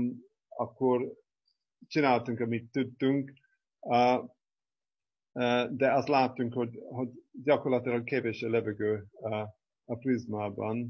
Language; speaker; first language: Hungarian; non-native, fluent; English